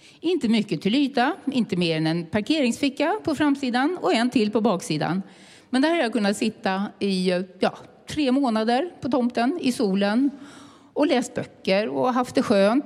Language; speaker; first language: Swedish; native; Swedish